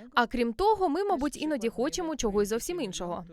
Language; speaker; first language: Ukrainian; native; Ukrainian